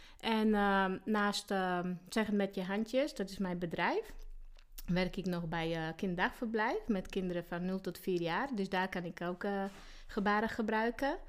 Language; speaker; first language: Dutch; non-native, fluent; Slovak